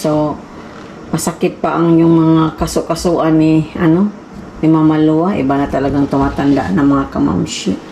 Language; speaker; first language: Filipino; non-native, local second language; Cebuano